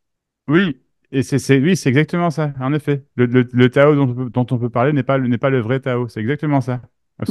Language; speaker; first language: French; native; French